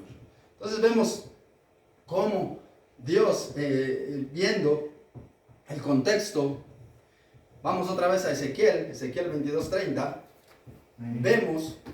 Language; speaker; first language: Spanish; native; Spanish